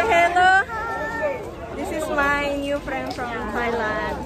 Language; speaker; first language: English; non-native, learner; Indonesian